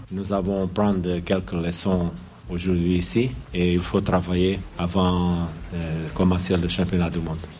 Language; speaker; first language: French; non-native, fluent; Portuguese